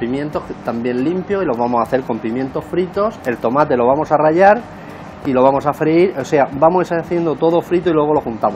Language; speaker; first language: Spanish; native; Spanish